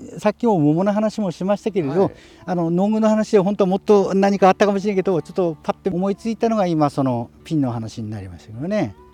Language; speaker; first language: Japanese; native; Japanese